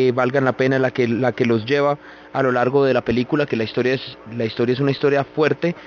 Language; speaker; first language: Spanish; native; Spanish